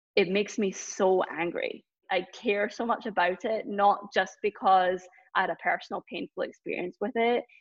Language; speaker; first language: English; native; English